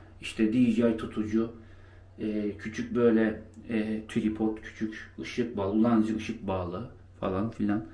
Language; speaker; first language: Turkish; native; Turkish